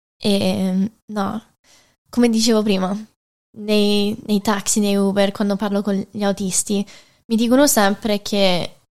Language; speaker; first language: Italian; early bilingual, heritage; English